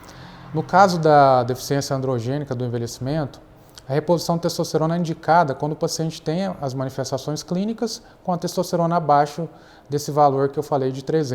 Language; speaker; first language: Portuguese; native; Portuguese